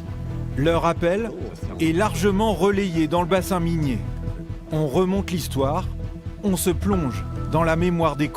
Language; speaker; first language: French; native; French